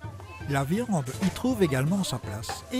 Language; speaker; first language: French; native; French